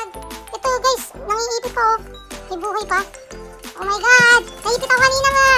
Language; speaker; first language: Korean; early bilingual, other home language; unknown